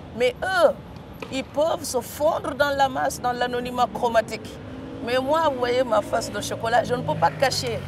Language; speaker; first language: French; non-native, local second language; Serer